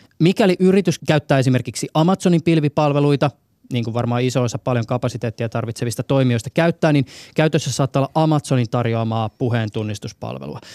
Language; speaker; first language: Finnish; native; Finnish